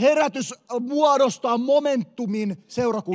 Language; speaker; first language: Finnish; native; Finnish